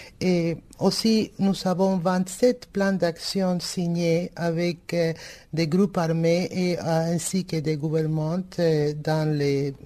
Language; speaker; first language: French; non-native, fluent; Spanish